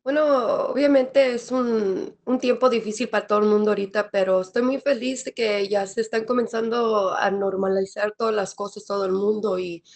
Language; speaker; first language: Spanish; early bilingual, other home language; English